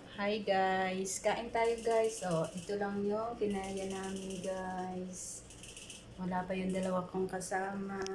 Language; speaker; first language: Filipino; native; Filipino